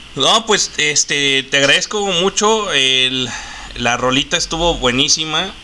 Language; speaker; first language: Spanish; native; Spanish